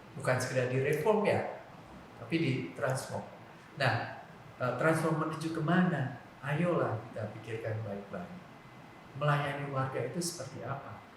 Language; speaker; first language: Indonesian; non-native, local second language; Javanese